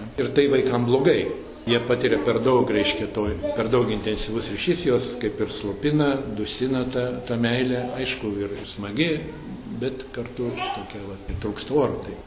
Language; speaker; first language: Lithuanian; early bilingual, heritage; Lithuanian